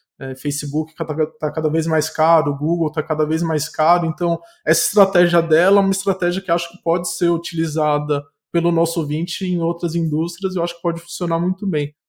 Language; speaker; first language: Portuguese; native; Portuguese